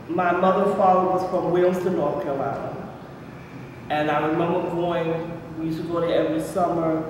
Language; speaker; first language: English; native; English